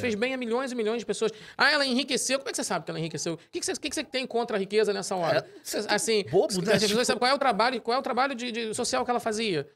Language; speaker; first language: Portuguese; native; Portuguese